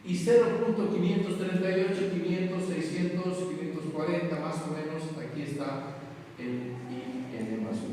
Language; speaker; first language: Spanish; native; Spanish